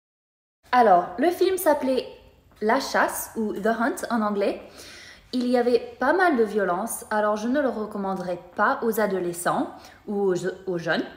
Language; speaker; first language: French; non-native, fluent; English